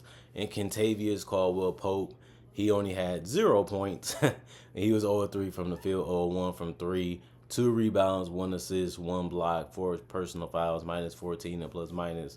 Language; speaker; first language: English; native; English